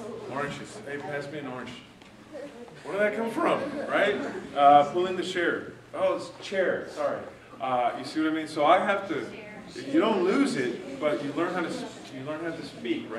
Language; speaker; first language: English; early bilingual, other home language; Spanish